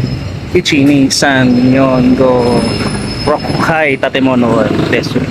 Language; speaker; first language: Japanese; non-native, learner; Filipino